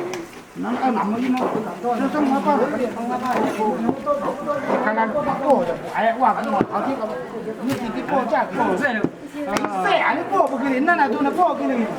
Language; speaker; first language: Chinese; native; Chinese